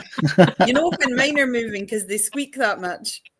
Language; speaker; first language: English; native; English